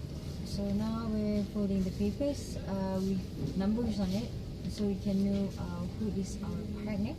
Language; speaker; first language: English; non-native, local second language; Malay